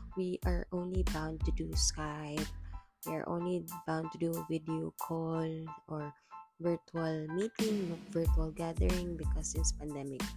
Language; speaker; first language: English; non-native, local second language; Cebuano